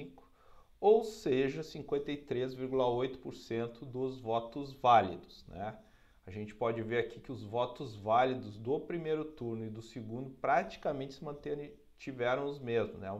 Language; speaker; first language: Portuguese; native; Portuguese